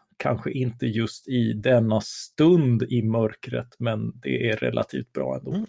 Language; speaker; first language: Swedish; native; Swedish